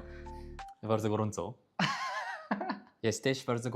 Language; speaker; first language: Polish; non-native, learner; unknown